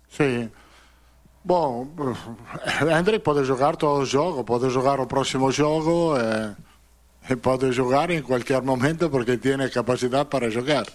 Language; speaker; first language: Portuguese; non-native, fluent; Italian